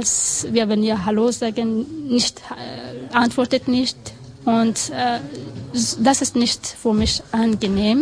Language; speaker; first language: German; non-native, learner; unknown